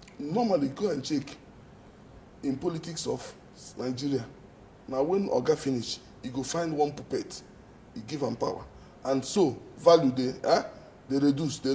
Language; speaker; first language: Nigerian Pidgin; non-native, local second language; Igbo